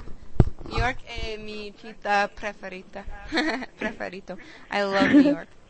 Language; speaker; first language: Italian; non-native, learner; English